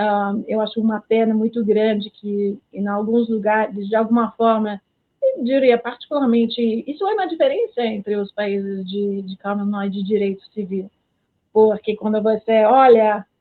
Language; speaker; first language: Portuguese; non-native, fluent; French